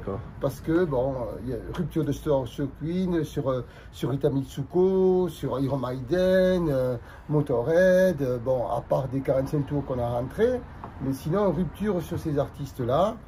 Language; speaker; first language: French; native; French